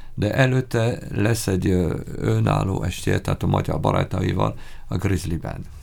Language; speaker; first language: Hungarian; non-native, fluent; French